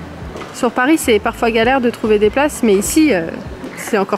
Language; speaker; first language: French; native; French